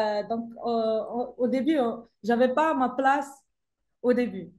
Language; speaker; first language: French; non-native, local second language; Arabic